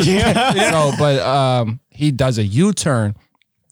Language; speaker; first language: English; native; English